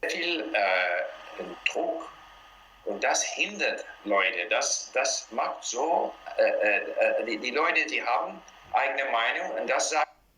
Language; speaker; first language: German; non-native, learner; English